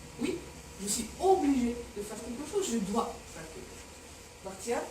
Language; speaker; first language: French; non-native, fluent; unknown